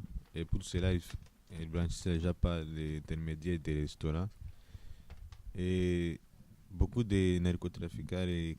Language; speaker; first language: French; non-native, learner; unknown